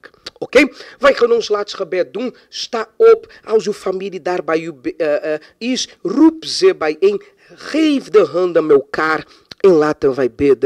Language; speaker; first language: Dutch; non-native, fluent; Portuguese